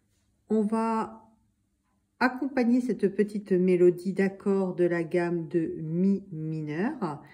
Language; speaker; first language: French; native; French